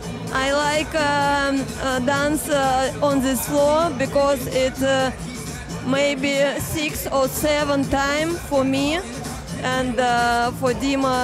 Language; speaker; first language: English; non-native, learner; Russian